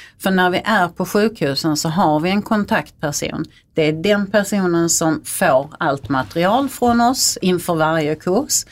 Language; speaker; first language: Swedish; native; Swedish